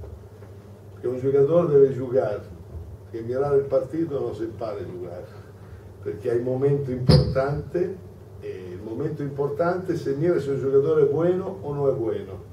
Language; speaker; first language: Spanish; non-native, learner; Italian